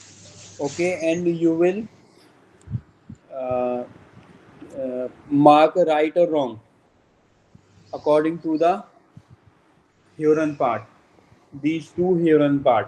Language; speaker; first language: English; non-native, local second language; Hindi